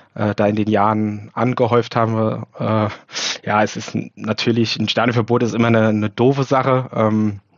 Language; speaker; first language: German; native; German